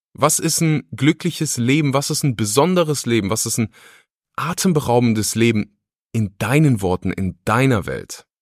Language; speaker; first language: German; early bilingual, other home language; Russian